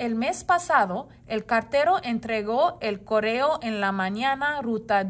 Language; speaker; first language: Spanish; non-native, learner; English